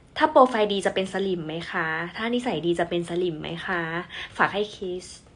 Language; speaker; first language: Thai; non-native, local second language; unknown